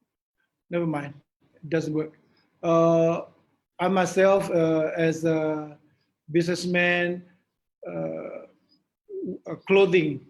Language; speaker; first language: English; non-native, learner; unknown